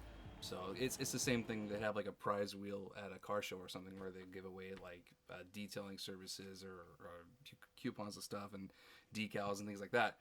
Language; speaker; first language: English; native; English